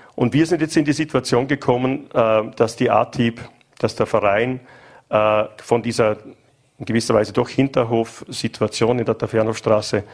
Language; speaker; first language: German; native; German